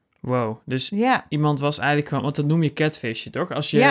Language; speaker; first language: Dutch; native; Dutch